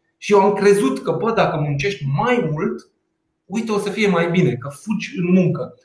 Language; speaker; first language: Romanian; non-native, local second language; Hungarian